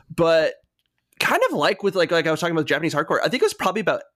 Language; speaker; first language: English; native; English